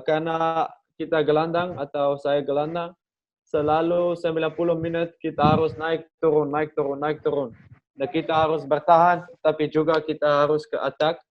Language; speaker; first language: Indonesian; non-native, learner; Dutch